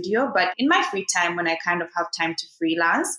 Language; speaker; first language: English; non-native, local second language; Ganda